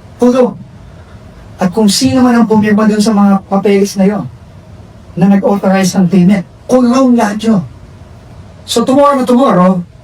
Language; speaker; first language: Filipino; native; Filipino